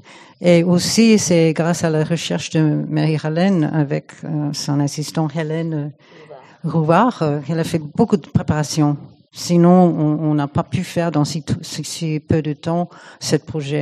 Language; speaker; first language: French; non-native, fluent; English